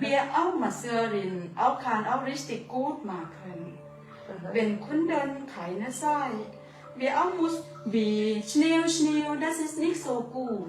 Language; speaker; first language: German; non-native, learner; Thai